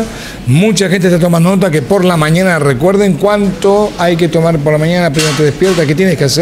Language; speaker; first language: Spanish; native; Spanish